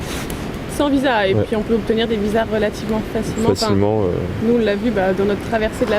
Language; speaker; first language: French; native; French